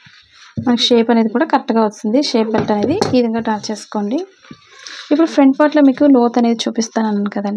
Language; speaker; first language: Telugu; native; Telugu